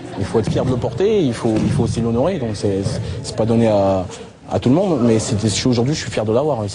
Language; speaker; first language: French; early bilingual, other home language; Lingala